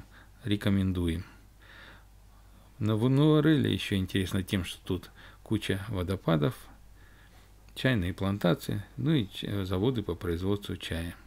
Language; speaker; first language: Russian; native; Russian